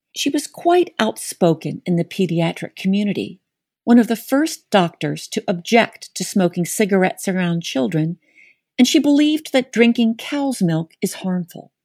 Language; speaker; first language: English; native; English